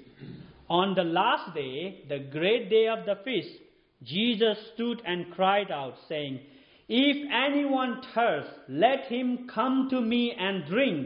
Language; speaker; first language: English; non-native, local second language; Nepali